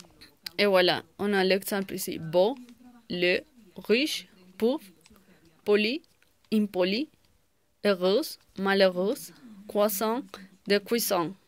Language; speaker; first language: French; non-native, learner; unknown